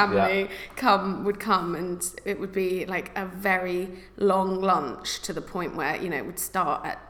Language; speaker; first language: English; native; English